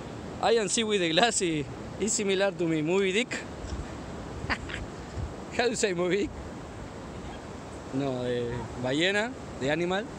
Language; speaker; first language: English; non-native, learner; Spanish